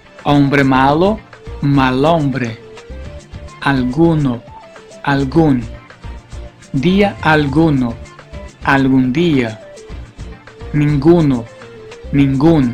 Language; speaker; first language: Spanish; non-native, fluent; Portuguese